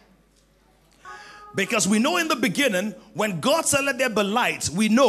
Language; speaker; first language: English; non-native, local second language; Yoruba